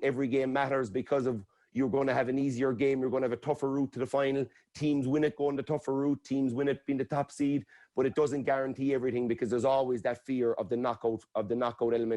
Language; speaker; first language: English; native; English